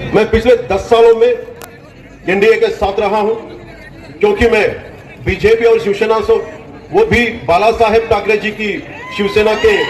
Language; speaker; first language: Hindi; non-native, local second language; Telugu